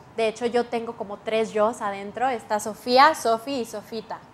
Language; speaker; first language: Spanish; native; Spanish